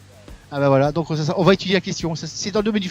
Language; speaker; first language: French; native; French